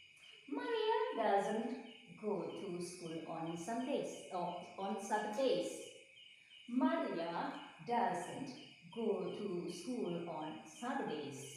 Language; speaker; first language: English; non-native, learner; Indonesian